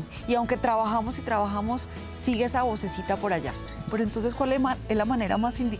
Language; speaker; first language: Spanish; native; Spanish